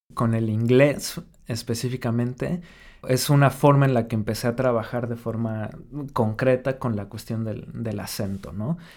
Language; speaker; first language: Spanish; native; Spanish